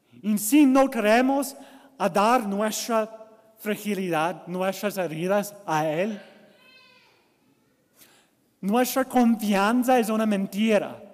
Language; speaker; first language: Spanish; non-native, learner; English